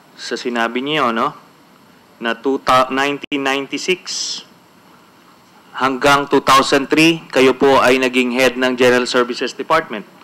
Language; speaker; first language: Filipino; native; Filipino